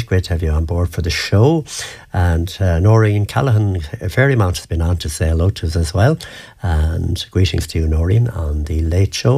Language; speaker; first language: English; native; English